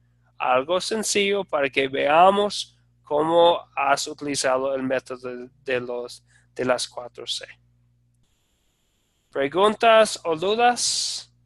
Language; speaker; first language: Spanish; non-native, fluent; English